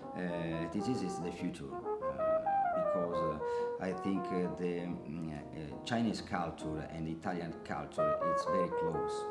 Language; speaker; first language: English; non-native, learner; Italian